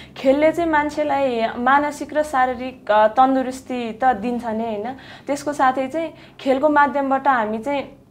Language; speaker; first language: Nepali; native; Nepali